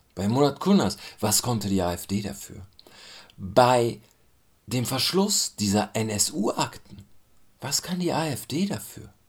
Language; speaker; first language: German; early bilingual, other home language; Turkish